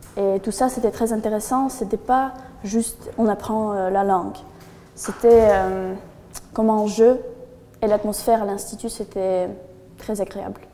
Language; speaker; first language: French; non-native, learner; Russian